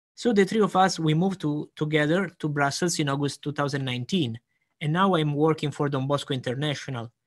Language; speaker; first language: English; non-native, fluent; Italian